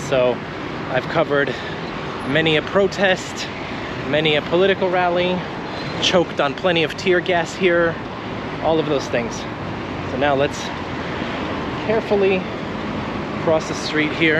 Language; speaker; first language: English; early bilingual, other home language; Greek